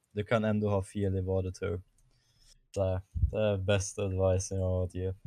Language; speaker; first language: Swedish; non-native, fluent; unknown